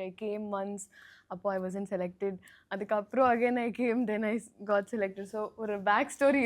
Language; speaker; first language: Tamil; non-native, learner; Telugu